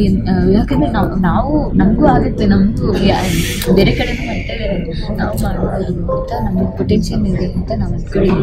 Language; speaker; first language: Kannada; non-native, local second language; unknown